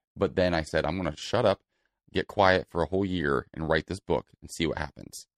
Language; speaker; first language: English; native; English